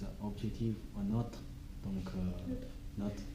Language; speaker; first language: French; non-native, learner; Chinese